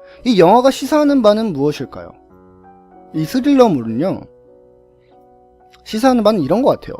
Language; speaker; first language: Korean; native; Korean